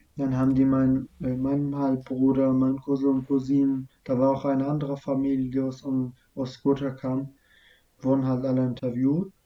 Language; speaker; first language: German; non-native, fluent; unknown